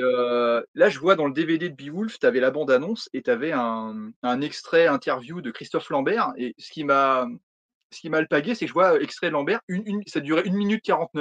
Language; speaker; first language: French; native; French